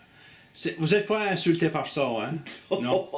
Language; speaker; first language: French; native; French